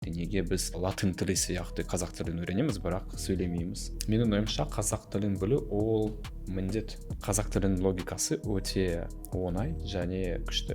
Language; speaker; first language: Kazakh; non-native, local second language; Russian